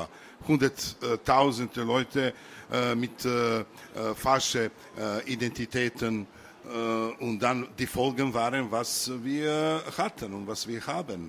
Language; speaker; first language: German; non-native, learner; Serbian